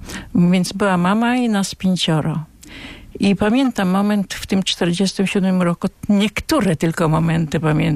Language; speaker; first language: Polish; non-native, local second language; Ukrainian